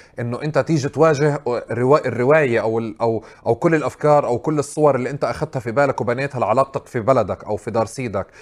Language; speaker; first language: Arabic; native; Arabic